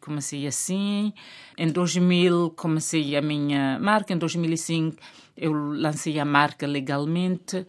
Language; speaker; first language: Portuguese; non-native, local second language; Kabuverdianu